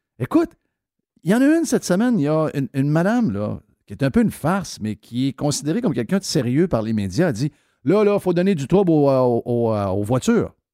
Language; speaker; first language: French; native; French